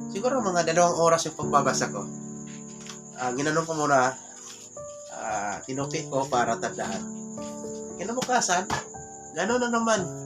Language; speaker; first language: Filipino; non-native, local second language; Cebuano